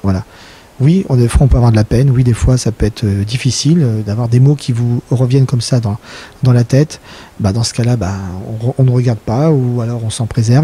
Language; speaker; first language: French; native; French